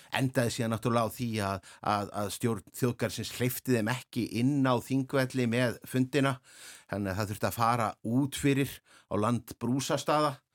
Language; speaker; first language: Icelandic; native; Icelandic